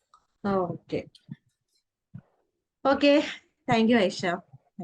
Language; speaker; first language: Malayalam; native; Malayalam